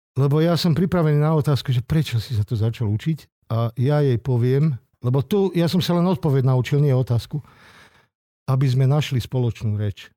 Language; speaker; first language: Slovak; non-native, local second language; Hungarian